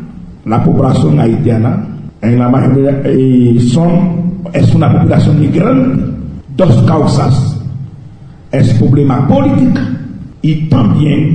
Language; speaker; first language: Spanish; non-native, local second language; Haitian Creole